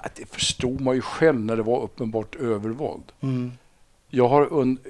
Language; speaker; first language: Swedish; native; Swedish